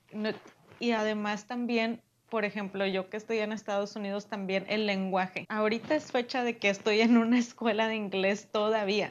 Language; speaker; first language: Spanish; native; Spanish